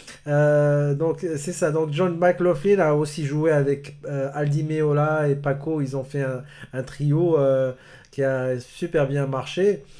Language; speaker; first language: French; non-native, local second language; Arabic